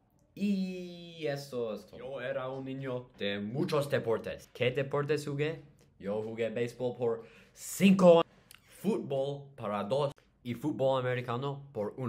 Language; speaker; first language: Spanish; non-native, learner; English